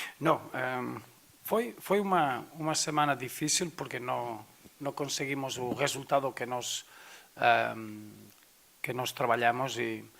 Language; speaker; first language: Portuguese; non-native, fluent; Spanish